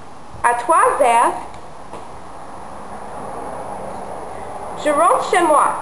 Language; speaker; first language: French; non-native, learner; English